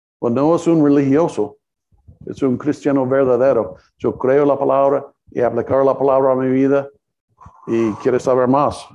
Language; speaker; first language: Spanish; non-native, learner; English